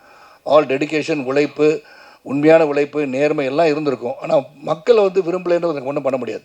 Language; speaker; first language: Tamil; native; Tamil